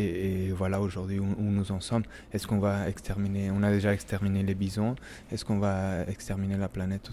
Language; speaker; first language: French; non-native, fluent; Spanish